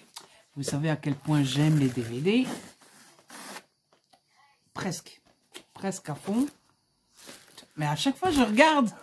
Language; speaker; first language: French; native; French